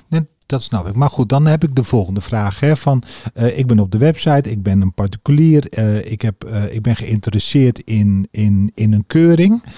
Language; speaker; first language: Dutch; native; Dutch